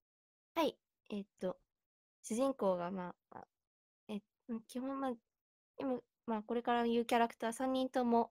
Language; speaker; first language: Japanese; native; Japanese